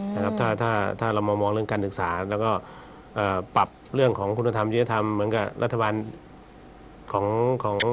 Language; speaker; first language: Thai; native; Thai